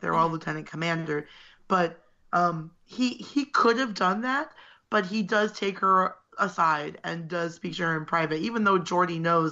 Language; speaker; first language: English; native; English